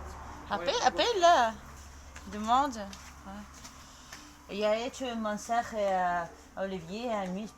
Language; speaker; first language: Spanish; non-native, learner; French